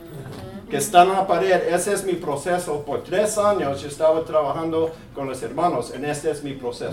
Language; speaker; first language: Spanish; early bilingual, heritage; English